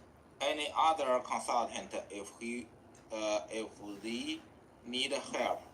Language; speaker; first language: English; non-native, learner; Chinese